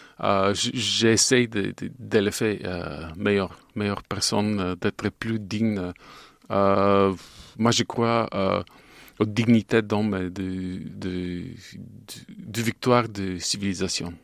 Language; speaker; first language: French; non-native, fluent; Bulgarian